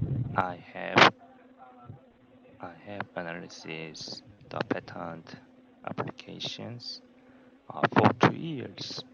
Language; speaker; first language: English; non-native, learner; Korean